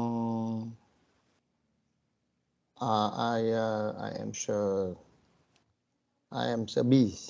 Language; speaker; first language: English; non-native, learner; Vietnamese